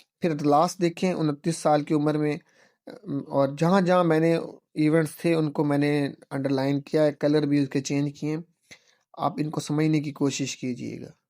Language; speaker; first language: Urdu; non-native, local second language; Punjabi